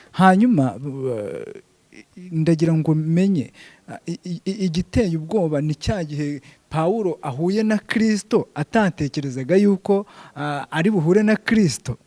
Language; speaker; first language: Kinyarwanda; native; Kinyarwanda